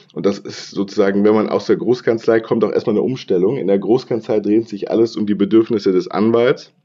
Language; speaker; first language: German; native; German